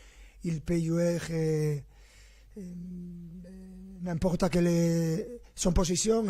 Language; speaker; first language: French; non-native, fluent; Spanish